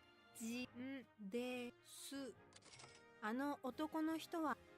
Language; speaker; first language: Japanese; non-native, learner; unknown